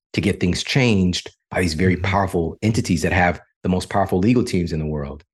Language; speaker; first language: English; native; English